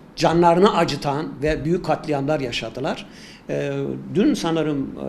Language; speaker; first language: Turkish; native; Turkish